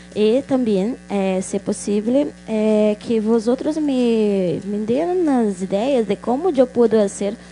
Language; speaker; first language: Portuguese; non-native, local second language; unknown